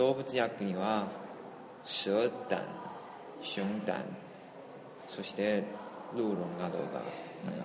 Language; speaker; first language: Japanese; non-native, learner; Chinese